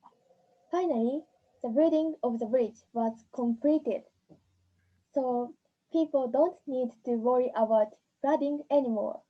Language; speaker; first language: English; non-native, learner; Japanese